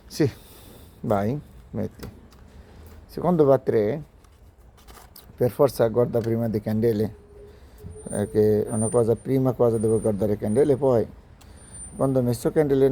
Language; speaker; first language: Italian; non-native, learner; Bangla